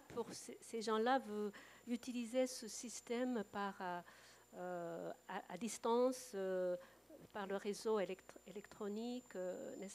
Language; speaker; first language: French; non-native, fluent; Japanese